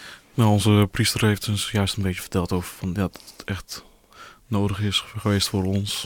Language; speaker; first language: Dutch; early bilingual, other home language; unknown